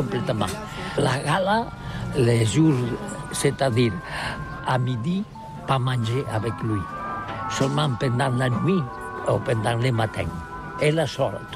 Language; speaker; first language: French; non-native, learner; Catalan